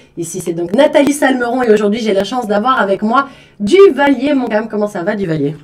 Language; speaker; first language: French; native; French